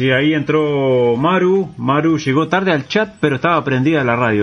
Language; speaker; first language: Spanish; native; Spanish